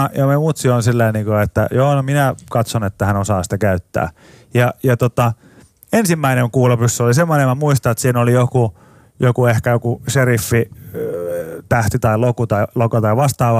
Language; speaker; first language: Finnish; native; Finnish